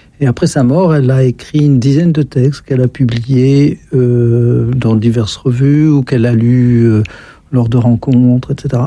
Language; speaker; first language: French; native; French